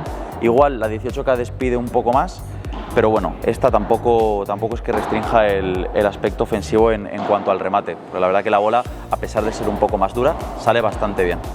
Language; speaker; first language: Spanish; native; Spanish